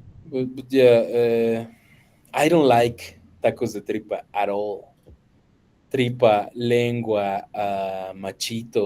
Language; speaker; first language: English; non-native, fluent; Spanish